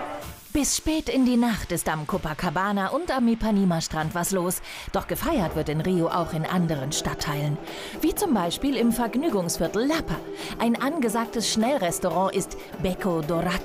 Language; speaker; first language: German; native; German